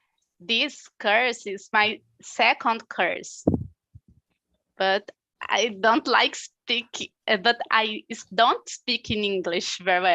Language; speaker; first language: English; non-native, learner; Portuguese